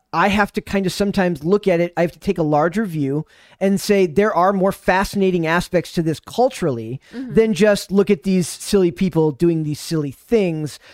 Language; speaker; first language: English; native; English